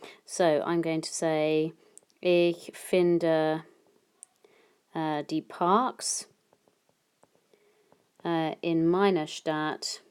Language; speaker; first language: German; non-native, fluent; English